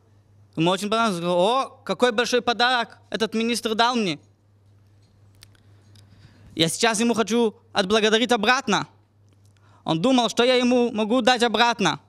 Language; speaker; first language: Russian; non-native, fluent; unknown